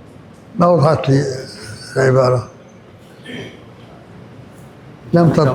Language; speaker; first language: Arabic; native; Arabic